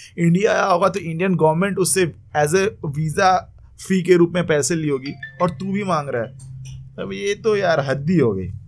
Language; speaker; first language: Hindi; native; Hindi